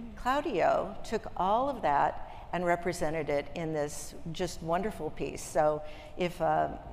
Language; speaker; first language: English; native; English